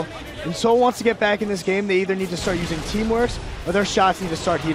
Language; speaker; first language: English; native; English